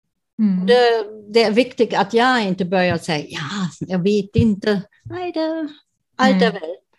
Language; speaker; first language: Swedish; non-native, fluent; German